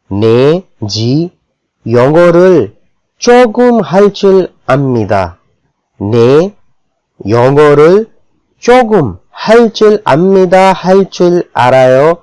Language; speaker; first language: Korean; non-native, fluent; Urdu